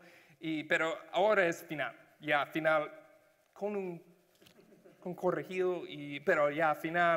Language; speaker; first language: Spanish; non-native, learner; English